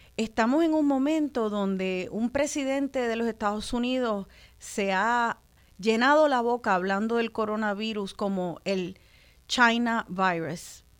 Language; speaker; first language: Spanish; native; Spanish